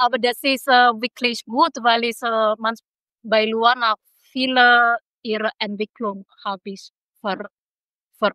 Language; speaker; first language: German; non-native, local second language; Indonesian